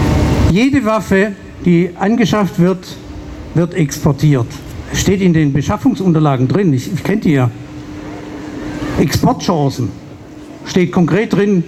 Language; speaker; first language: German; native; German